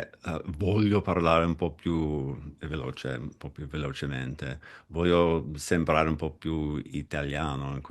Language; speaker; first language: Italian; non-native, fluent; English